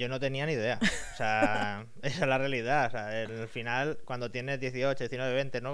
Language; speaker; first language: Spanish; native; Spanish